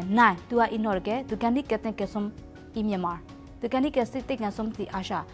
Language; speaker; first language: Norwegian; non-native, learner; Burmese